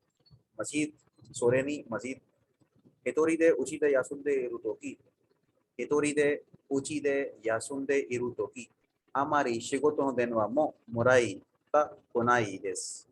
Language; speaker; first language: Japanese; non-native, fluent; Urdu